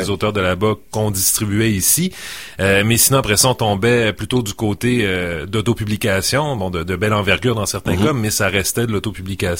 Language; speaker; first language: French; native; French